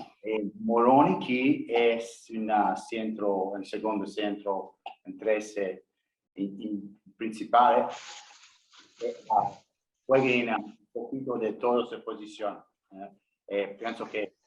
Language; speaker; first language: Spanish; non-native, learner; English